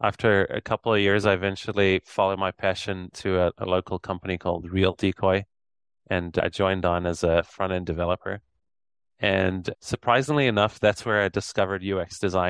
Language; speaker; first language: English; native; English